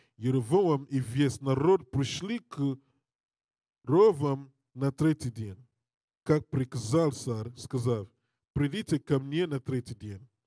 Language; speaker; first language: Russian; non-native, learner; English